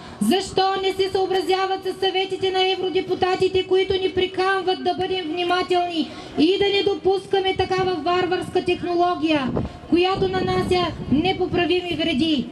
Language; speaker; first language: Bulgarian; native; Bulgarian